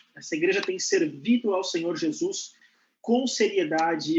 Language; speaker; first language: Portuguese; native; Portuguese